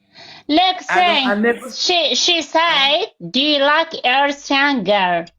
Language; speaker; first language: English; non-native, learner; Tigrinya